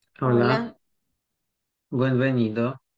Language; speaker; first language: Spanish; non-native, learner; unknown